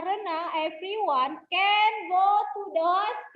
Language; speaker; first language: English; non-native, learner; Indonesian